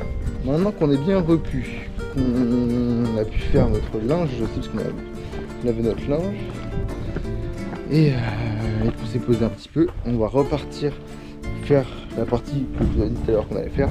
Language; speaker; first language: French; native; French